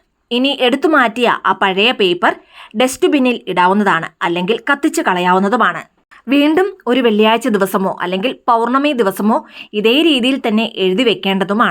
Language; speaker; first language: Malayalam; native; Malayalam